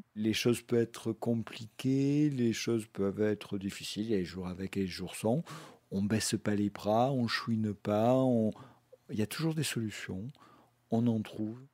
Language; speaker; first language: French; native; French